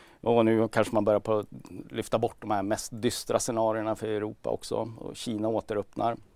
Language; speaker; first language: Swedish; native; Swedish